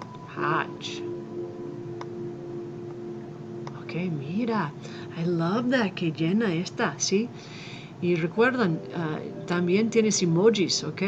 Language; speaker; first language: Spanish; non-native, fluent; English